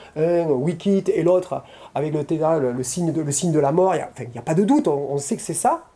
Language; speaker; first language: French; native; French